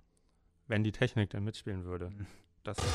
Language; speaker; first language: German; native; German